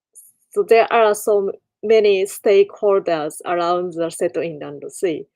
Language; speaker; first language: English; non-native, learner; Japanese